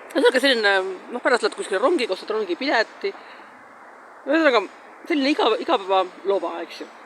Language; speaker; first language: Estonian; native; Estonian